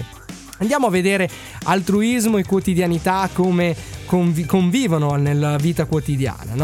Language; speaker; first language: Italian; native; Italian